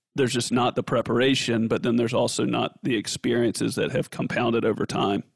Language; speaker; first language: English; native; English